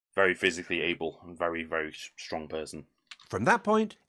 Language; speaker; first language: English; native; English